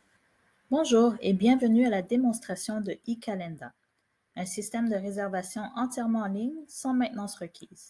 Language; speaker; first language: French; native; French